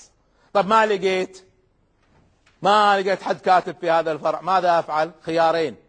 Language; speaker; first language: Arabic; native; Arabic